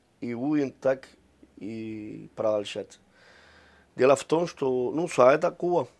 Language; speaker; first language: Russian; non-native, fluent; Spanish